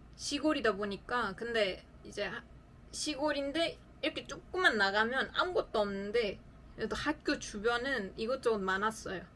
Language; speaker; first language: Korean; non-native, fluent; Uzbek